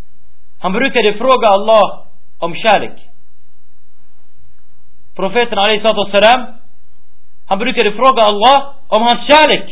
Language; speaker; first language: Swedish; early bilingual, other home language; Arabic